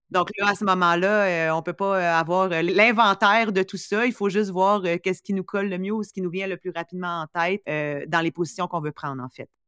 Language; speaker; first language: French; native; French